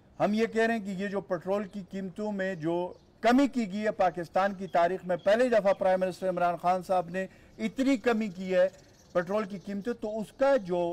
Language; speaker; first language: Urdu; non-native, local second language; Pashto